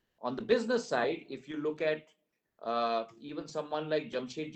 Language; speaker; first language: English; non-native, local second language; Hindi